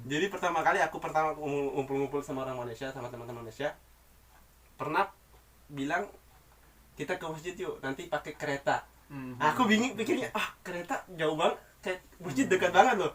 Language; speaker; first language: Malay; non-native, local second language; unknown